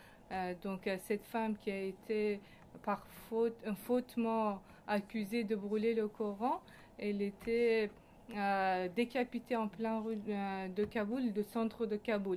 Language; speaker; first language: French; non-native, fluent; Persian